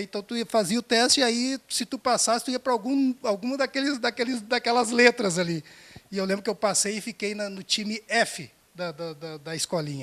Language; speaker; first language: Portuguese; native; Portuguese